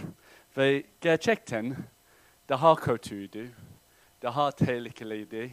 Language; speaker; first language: Turkish; non-native, fluent; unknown